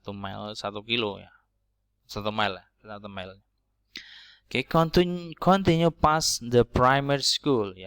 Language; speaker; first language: English; non-native, learner; Indonesian